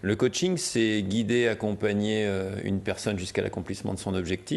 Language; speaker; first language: French; native; French